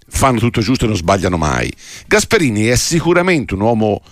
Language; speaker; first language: Italian; native; Italian